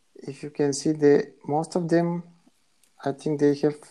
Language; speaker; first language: English; non-native, fluent; Bulgarian